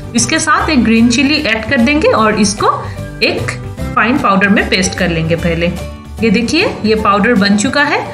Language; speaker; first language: Hindi; non-native, local second language; Bangla